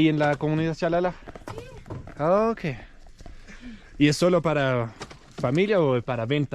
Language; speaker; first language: Spanish; non-native, learner; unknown